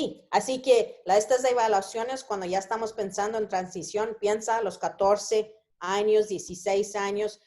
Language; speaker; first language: Spanish; early bilingual, heritage; Spanish